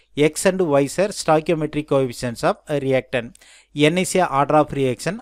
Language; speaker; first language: English; non-native, local second language; Tamil